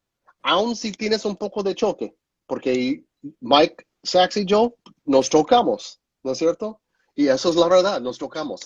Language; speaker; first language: Spanish; non-native, fluent; English